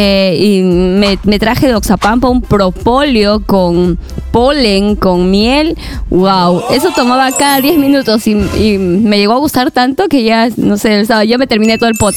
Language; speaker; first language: Spanish; native; Spanish